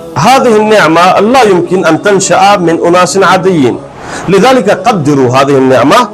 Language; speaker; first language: Arabic; non-native, fluent; Urdu